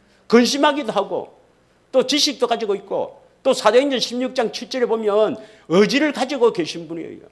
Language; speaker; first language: Korean; native; Korean